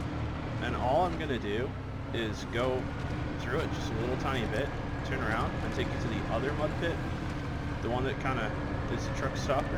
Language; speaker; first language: English; native; English